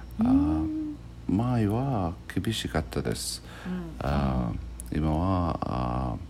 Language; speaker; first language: Japanese; non-native, learner; Arabic